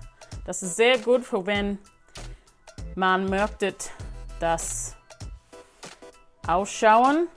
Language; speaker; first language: German; non-native, learner; English